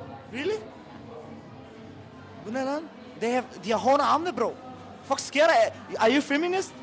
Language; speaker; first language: English; non-native, learner; Danish